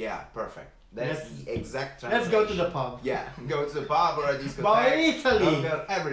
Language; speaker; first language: English; non-native, fluent; Italian